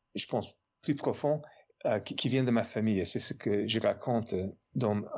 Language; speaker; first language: French; non-native, fluent; English